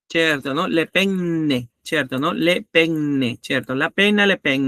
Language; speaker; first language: Italian; non-native, learner; Spanish